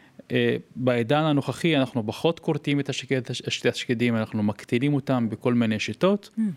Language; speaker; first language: Hebrew; non-native, local second language; Arabic